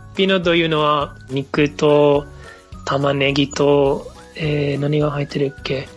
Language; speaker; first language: Japanese; non-native, fluent; Spanish